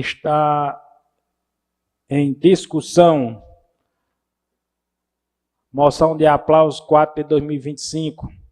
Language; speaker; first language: Portuguese; native; Portuguese